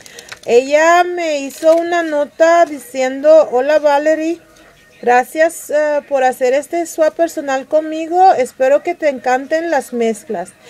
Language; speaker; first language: Spanish; early bilingual, heritage; Spanish